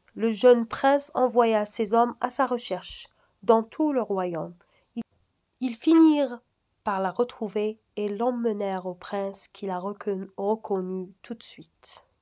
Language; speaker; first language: French; non-native, local second language; Arabic